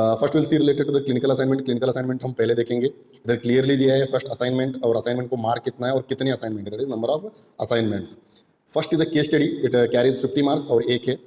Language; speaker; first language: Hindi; non-native, local second language; Marathi